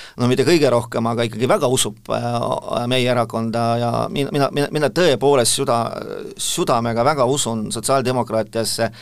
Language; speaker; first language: Estonian; non-native, local second language; Russian